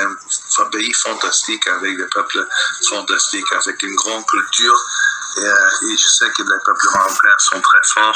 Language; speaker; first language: French; non-native, local second language; Dutch